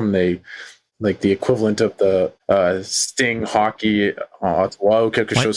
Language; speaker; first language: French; non-native, learner; English